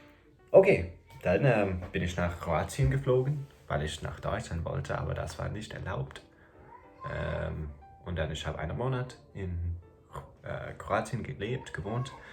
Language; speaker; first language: German; non-native, fluent; English